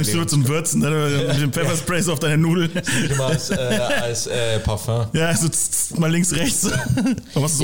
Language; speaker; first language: German; native; German